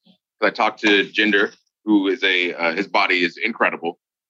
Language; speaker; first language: English; native; English